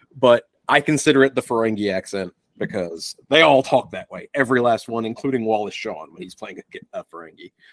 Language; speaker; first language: English; native; English